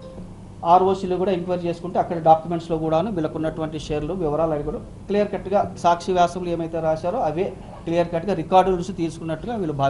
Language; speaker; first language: Telugu; native; Telugu